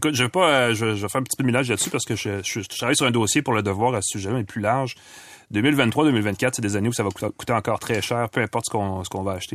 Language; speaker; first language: French; native; French